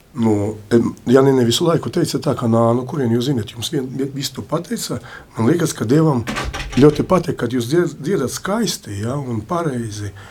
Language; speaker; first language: Latvian; non-native, local second language; Russian